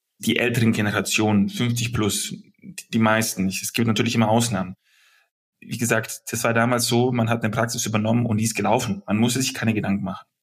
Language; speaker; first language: German; early bilingual, other home language; Serbian